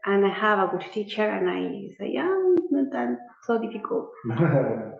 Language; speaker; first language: English; non-native, learner; Spanish